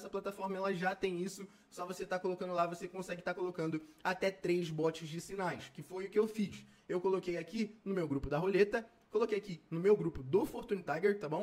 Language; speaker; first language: Portuguese; native; Portuguese